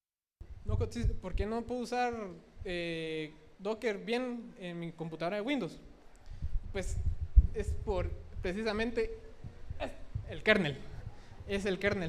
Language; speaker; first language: Spanish; native; Spanish